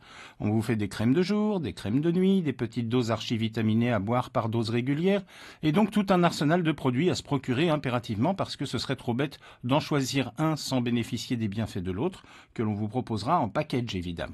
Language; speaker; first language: French; native; French